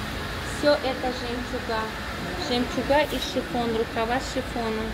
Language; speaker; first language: Russian; non-native, local second language; Tajik